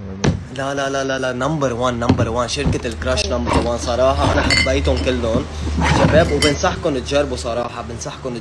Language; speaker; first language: Arabic; native; Arabic